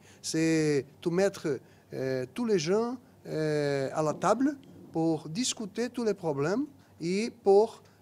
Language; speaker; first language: French; non-native, fluent; Portuguese